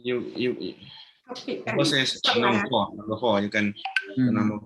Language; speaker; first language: English; non-native, learner; Malay